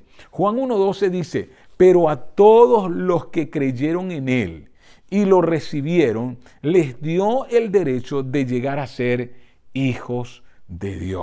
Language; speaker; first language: Spanish; native; Spanish